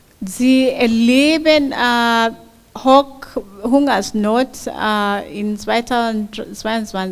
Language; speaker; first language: German; non-native, fluent; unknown